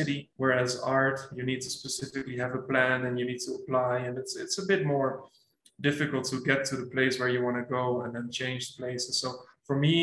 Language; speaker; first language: English; non-native, fluent; Dutch